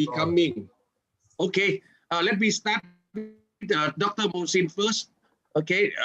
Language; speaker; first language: English; non-native, fluent; Thai